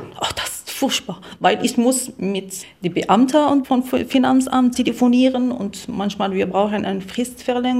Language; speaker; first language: German; non-native, learner; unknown